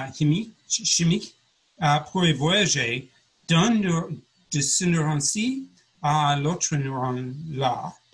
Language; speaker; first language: French; non-native, learner; English